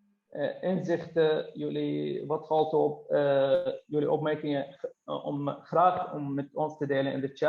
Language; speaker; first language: Dutch; non-native, fluent; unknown